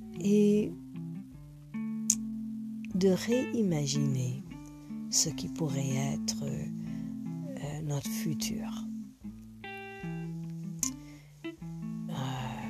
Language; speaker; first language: French; non-native, fluent; English